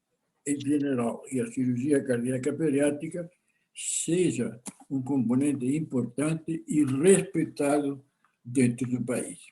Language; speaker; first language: Portuguese; non-native, fluent; Spanish